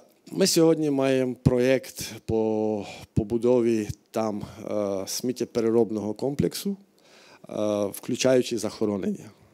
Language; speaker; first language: Ukrainian; non-native, fluent; Slovak